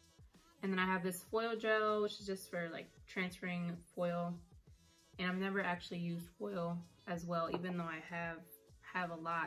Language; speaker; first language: English; native; English